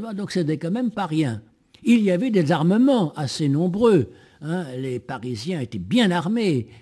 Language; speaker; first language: French; native; French